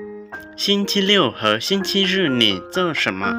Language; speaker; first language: Chinese; non-native, fluent; Lao